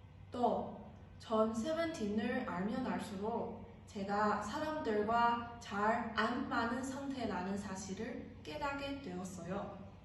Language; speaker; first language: Korean; non-native, fluent; Chinese